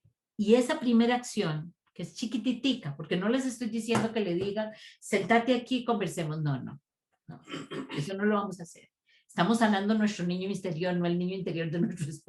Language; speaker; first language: Spanish; native; Spanish